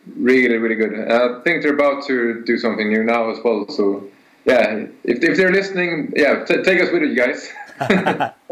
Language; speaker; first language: English; non-native, fluent; Swedish